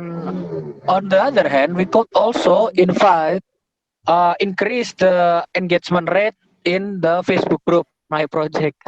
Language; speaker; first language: English; non-native, fluent; Indonesian